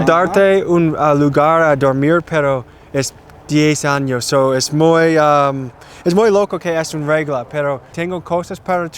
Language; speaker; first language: Spanish; non-native, learner; English